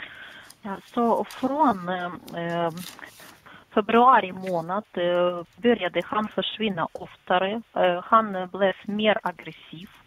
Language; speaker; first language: Swedish; non-native, fluent; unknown